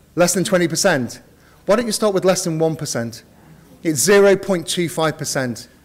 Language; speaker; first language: English; native; English